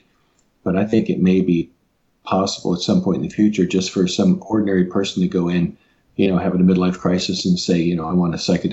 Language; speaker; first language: English; native; English